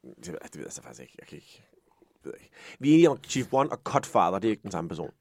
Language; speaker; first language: Danish; native; Danish